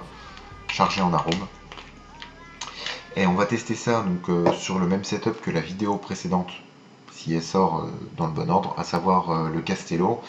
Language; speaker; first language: French; native; French